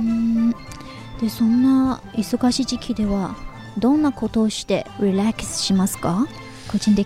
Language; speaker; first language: Japanese; non-native, fluent; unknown